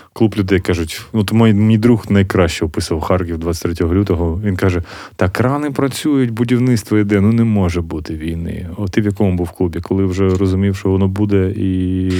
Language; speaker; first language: Ukrainian; native; Ukrainian